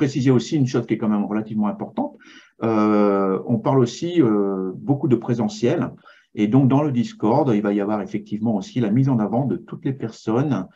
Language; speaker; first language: French; native; French